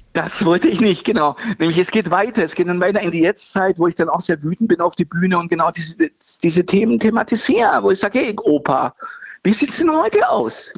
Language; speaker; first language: German; native; German